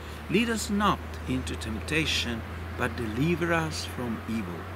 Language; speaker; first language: English; non-native, fluent; Italian